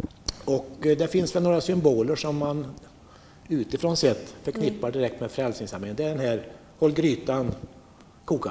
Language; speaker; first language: Swedish; native; Swedish